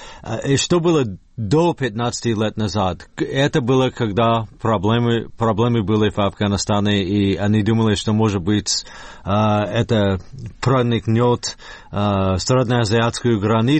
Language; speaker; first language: Russian; non-native, fluent; English